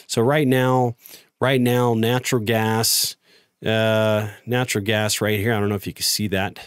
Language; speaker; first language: English; native; English